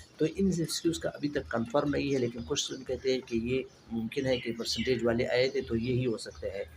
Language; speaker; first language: Urdu; non-native, local second language; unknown